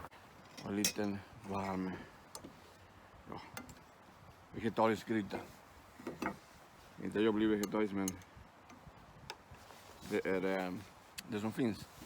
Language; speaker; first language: Swedish; non-native, fluent; Spanish